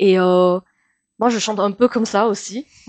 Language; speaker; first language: French; non-native, fluent; Chinese